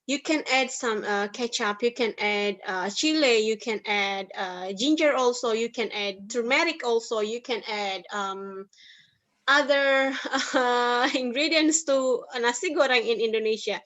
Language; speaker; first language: English; non-native, fluent; Indonesian